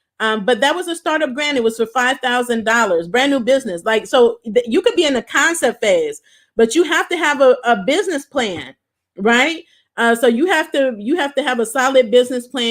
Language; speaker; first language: English; native; English